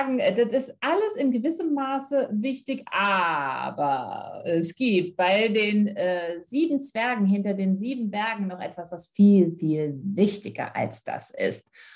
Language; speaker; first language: German; native; German